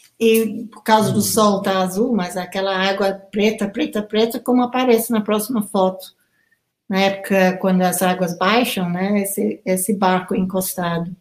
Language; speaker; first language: Portuguese; non-native, fluent; English